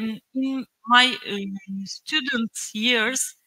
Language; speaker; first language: English; non-native, learner; Turkish